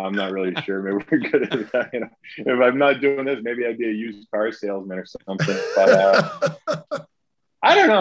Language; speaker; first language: English; native; English